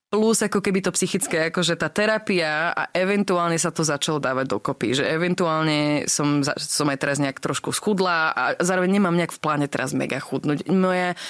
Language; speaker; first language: Slovak; early bilingual, other home language; English